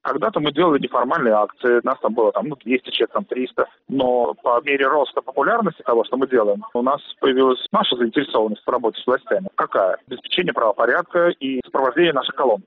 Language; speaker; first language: Russian; native; Russian